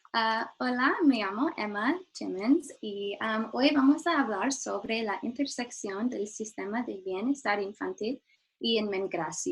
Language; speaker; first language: Spanish; non-native, learner; English